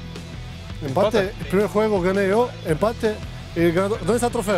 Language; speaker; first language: Spanish; non-native, fluent; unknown